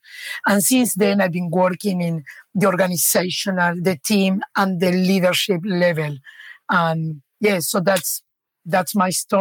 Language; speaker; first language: English; non-native, fluent; Spanish